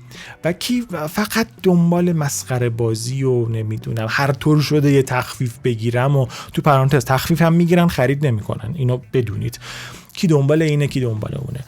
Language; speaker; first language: Persian; native; Persian